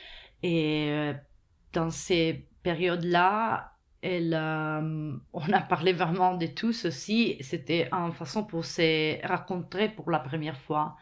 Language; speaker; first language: French; non-native, fluent; Italian